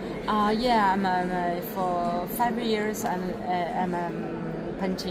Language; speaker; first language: English; non-native, learner; Italian